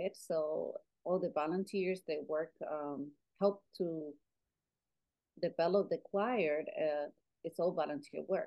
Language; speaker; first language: English; non-native, fluent; Spanish